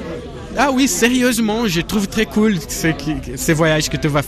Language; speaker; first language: French; non-native, learner; Portuguese